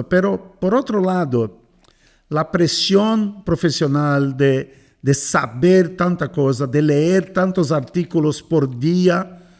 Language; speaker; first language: Spanish; non-native, fluent; Portuguese